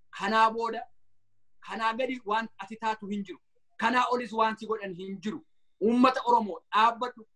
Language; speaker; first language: Oromo; native; Oromo